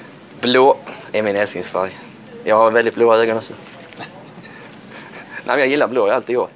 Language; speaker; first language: Swedish; native; Swedish